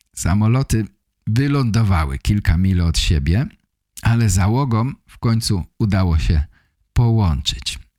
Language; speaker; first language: Polish; native; Polish